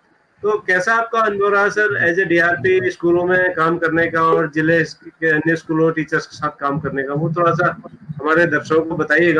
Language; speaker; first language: Hindi; native; Hindi